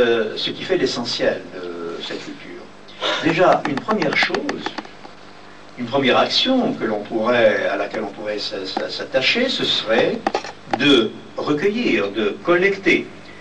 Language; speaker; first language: French; non-native, local second language; Kabyle